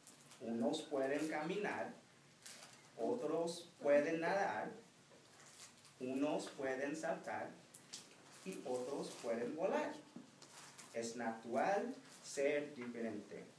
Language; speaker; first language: Spanish; non-native, fluent; English